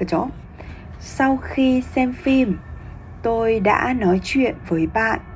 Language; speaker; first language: Vietnamese; non-native, fluent; Korean